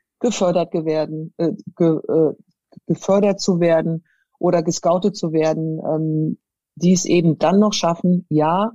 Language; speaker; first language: German; native; German